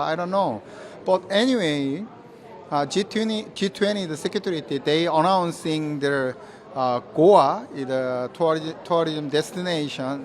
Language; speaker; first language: English; non-native, learner; Korean